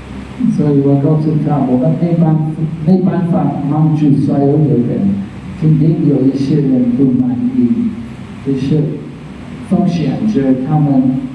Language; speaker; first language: Chinese; non-native, fluent; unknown